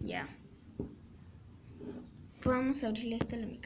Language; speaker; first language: Spanish; native; Spanish